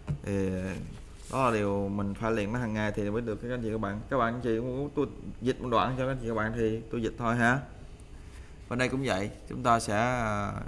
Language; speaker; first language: Vietnamese; native; Vietnamese